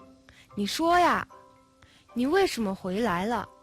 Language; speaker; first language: Chinese; non-native, fluent; Mongolian